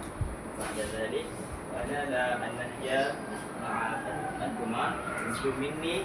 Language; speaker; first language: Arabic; non-native, learner; Malay